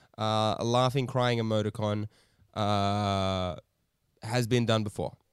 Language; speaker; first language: English; native; English